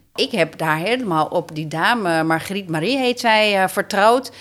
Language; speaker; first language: Dutch; native; Dutch